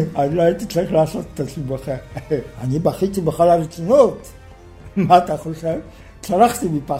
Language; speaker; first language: Hebrew; non-native, fluent; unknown